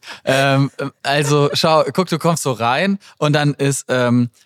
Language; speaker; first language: German; native; German